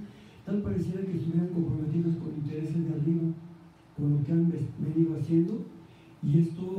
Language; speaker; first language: Spanish; native; Spanish